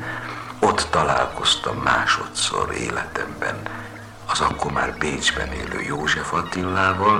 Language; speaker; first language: Hungarian; native; Hungarian